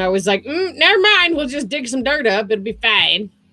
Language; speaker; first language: English; native; English